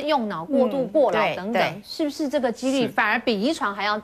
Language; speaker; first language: Chinese; native; Chinese